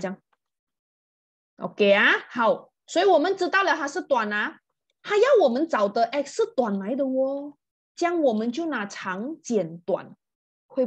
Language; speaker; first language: Chinese; native; Chinese